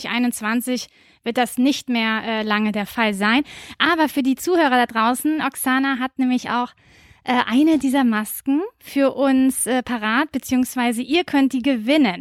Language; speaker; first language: German; native; German